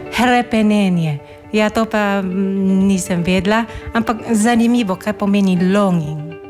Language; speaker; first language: Slovenian; non-native, learner; Filipino